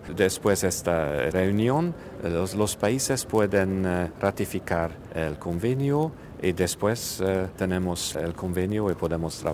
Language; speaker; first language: Spanish; non-native, fluent; Hungarian